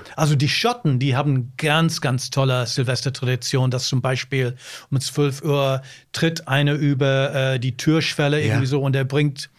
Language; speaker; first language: German; non-native, fluent; English